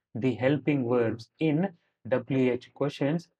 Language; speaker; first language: English; non-native, local second language; Kannada